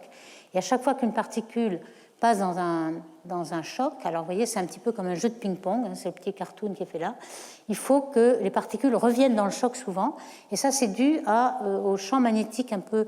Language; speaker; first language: French; native; French